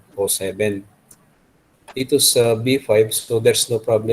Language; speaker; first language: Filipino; native; Filipino